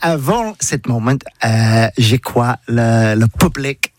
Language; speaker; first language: French; non-native, learner; English